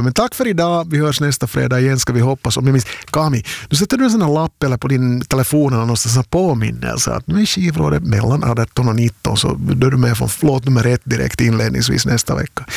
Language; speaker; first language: Swedish; native; Swedish